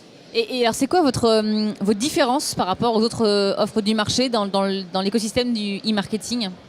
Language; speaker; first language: French; native; French